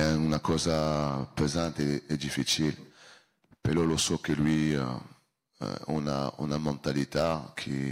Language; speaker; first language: Italian; non-native, learner; French